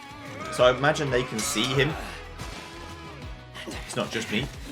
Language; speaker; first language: English; native; English